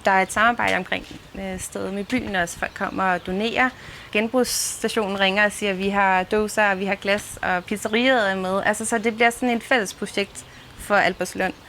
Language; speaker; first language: Danish; native; Danish